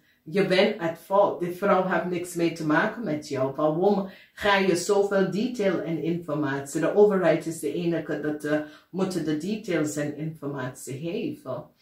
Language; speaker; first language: Dutch; non-native, fluent; English